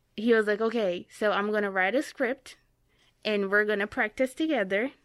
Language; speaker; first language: English; non-native, fluent; Portuguese